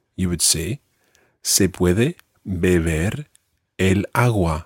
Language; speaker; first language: Spanish; non-native, fluent; English